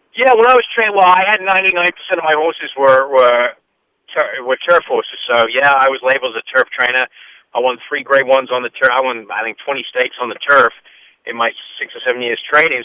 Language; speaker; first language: English; native; English